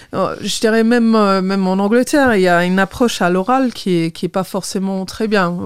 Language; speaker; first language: French; non-native, fluent; English